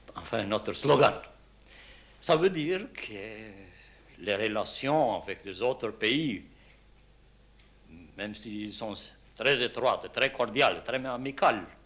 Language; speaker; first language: French; non-native, fluent; Albanian